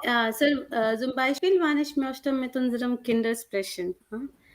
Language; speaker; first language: German; non-native, learner; Hindi